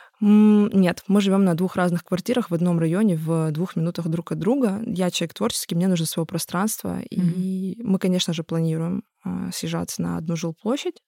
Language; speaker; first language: Russian; native; Russian